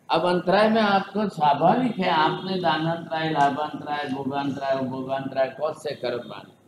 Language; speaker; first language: Hindi; non-native, local second language; Gujarati